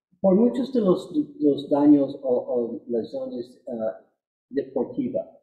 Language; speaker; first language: Spanish; non-native, fluent; English